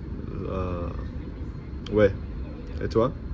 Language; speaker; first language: French; non-native, learner; English